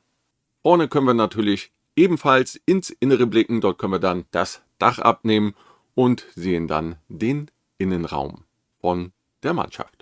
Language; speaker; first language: German; native; German